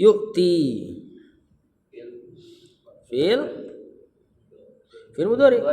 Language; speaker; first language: Arabic; non-native, fluent; Indonesian